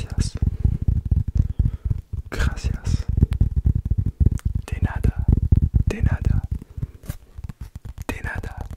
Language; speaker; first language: Spanish; non-native, learner; English